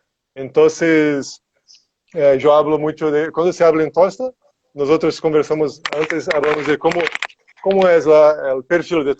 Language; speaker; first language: Spanish; non-native, learner; Portuguese